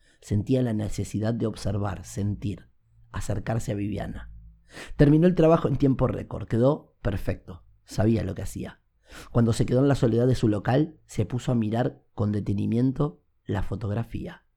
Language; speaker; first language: Spanish; native; Spanish